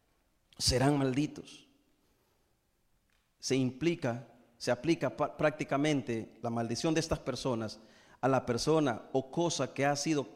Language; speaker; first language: Spanish; native; Spanish